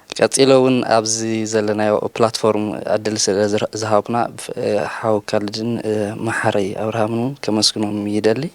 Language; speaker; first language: Tigrinya; native; Tigrinya